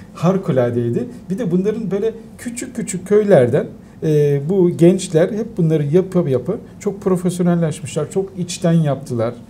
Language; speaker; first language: Turkish; native; Turkish